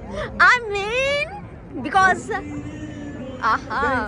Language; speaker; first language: English; non-native, learner; Urdu